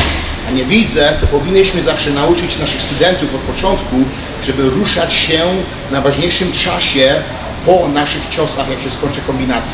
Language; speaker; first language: Polish; early bilingual, heritage; Polish